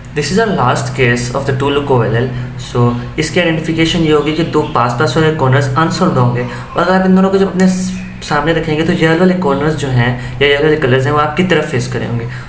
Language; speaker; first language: Urdu; native; Urdu